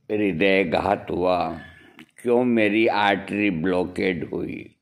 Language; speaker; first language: Hindi; native; Hindi